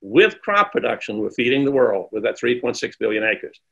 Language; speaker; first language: English; native; English